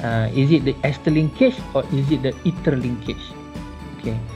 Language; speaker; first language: English; non-native, local second language; Malay